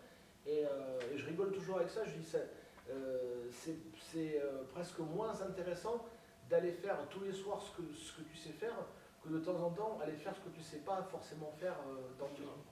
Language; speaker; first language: French; native; French